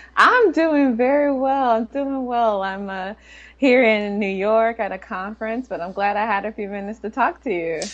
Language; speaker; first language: English; native; English